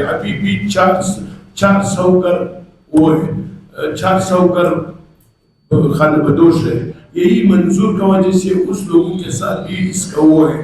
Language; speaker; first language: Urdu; non-native, local second language; Pashto